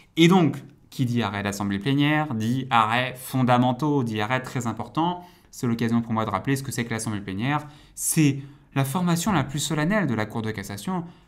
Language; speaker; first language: French; native; French